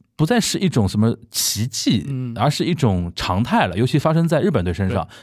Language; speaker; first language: Chinese; native; Chinese